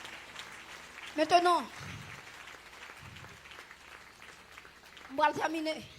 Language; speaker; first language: French; non-native, local second language; Haitian Creole